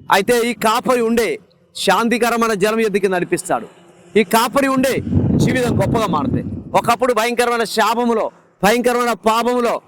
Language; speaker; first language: Telugu; non-native, fluent; Malayalam